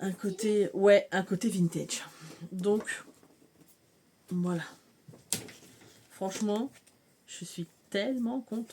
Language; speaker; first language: French; native; French